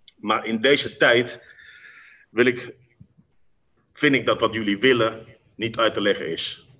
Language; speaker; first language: Dutch; non-native, fluent; Spanish